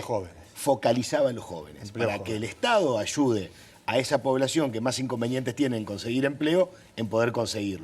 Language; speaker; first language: Spanish; native; Spanish